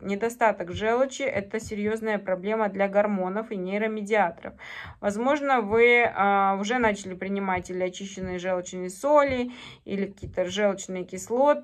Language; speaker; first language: Russian; native; Russian